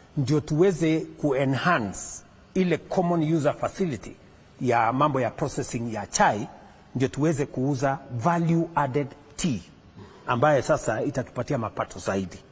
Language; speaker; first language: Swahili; non-native, local second language; Kalenjin